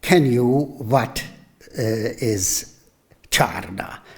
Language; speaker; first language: English; non-native, learner; Hungarian